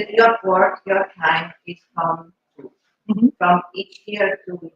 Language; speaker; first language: English; non-native, fluent; Portuguese